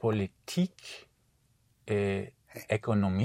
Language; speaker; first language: French; non-native, learner; English